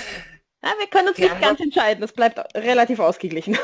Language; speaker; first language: German; native; German